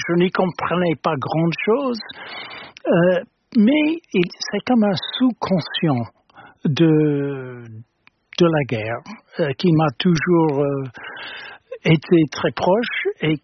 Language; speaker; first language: French; non-native, fluent; English